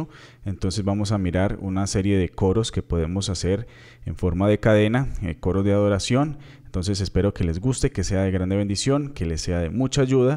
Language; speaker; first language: Spanish; native; Spanish